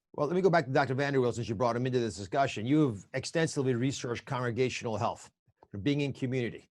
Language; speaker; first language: English; native; English